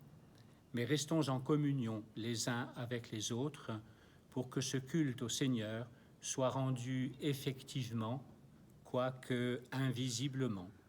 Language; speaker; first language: French; native; French